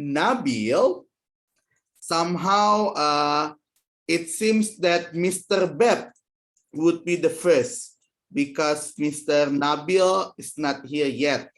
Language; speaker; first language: English; non-native, fluent; Indonesian